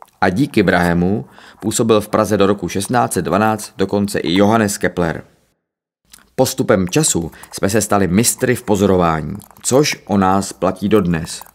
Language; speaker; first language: Czech; native; Czech